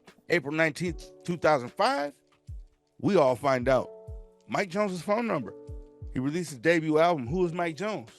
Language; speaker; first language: English; native; English